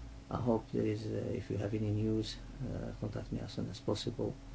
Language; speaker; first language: English; non-native, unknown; Arabic